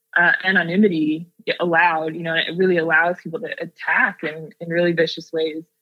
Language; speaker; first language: English; native; English